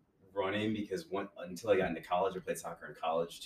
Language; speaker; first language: English; native; English